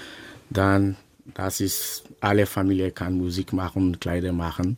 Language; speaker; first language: German; non-native, learner; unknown